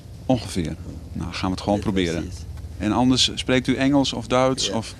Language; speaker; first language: Dutch; native; Dutch